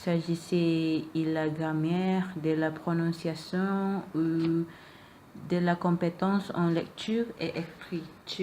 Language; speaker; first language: French; non-native, learner; Malay